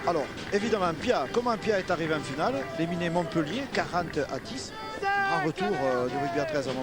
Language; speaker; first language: French; native; French